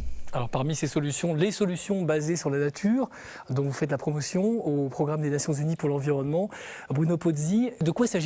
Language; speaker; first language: French; native; French